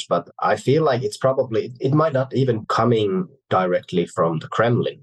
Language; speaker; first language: English; non-native, fluent; Finnish